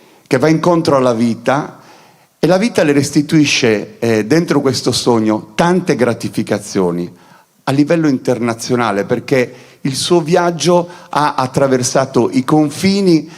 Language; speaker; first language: Italian; native; Italian